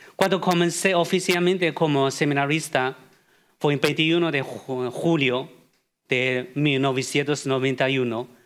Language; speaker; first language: Spanish; non-native, fluent; Chinese